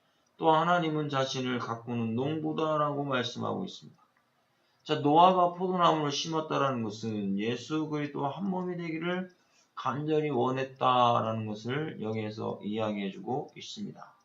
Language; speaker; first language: Korean; native; Korean